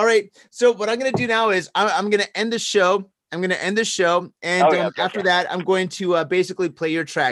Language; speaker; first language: English; native; English